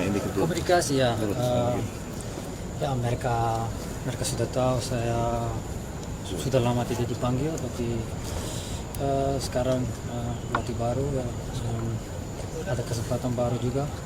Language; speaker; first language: Indonesian; non-native, fluent; Dutch